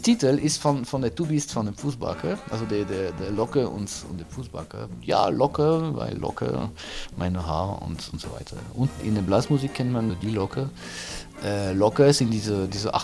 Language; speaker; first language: German; non-native, fluent; French